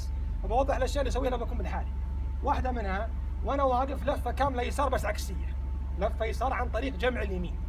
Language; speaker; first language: Arabic; native; Arabic